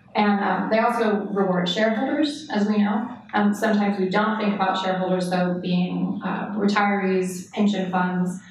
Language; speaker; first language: English; native; English